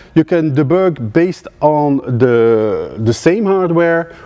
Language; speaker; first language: English; non-native, fluent; Dutch